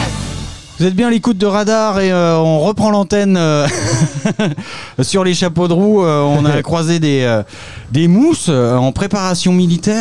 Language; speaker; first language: French; native; French